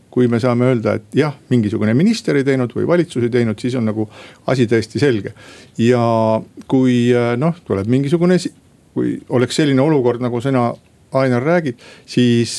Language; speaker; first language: Estonian; native; Estonian